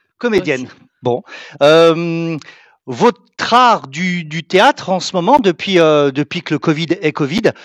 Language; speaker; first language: French; native; French